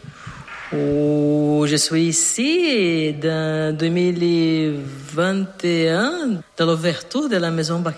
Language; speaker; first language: French; non-native, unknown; Portuguese